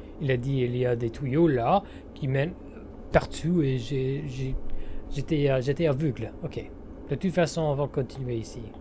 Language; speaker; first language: French; non-native, learner; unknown